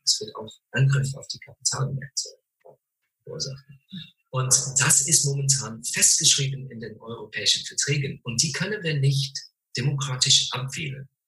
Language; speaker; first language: German; non-native, fluent; English